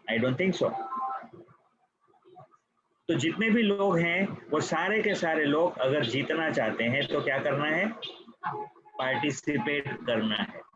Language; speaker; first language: Hindi; native; Hindi